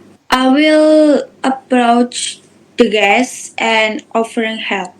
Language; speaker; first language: English; non-native, learner; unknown